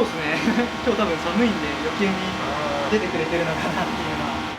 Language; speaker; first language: Japanese; native; Japanese